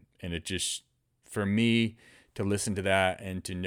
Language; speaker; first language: English; native; English